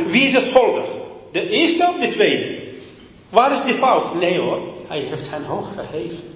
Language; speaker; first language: Dutch; non-native, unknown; Arabic